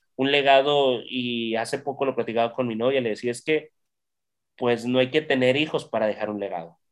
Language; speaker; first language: Spanish; native; Spanish